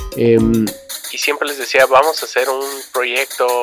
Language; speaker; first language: Spanish; native; Spanish